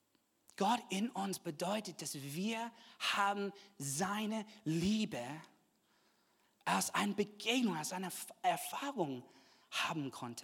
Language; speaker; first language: German; non-native, fluent; English